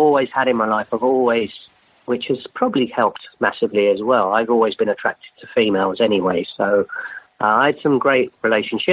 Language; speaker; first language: English; native; English